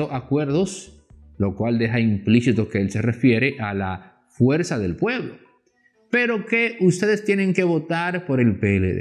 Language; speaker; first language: Spanish; native; Spanish